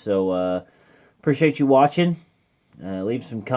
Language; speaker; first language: English; native; English